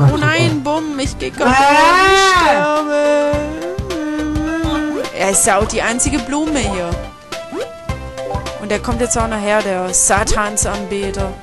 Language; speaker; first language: German; native; German